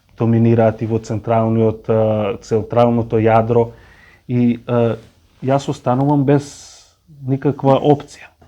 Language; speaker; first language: Macedonian; non-native, local second language; Romany